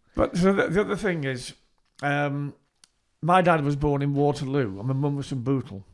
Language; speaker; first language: English; native; English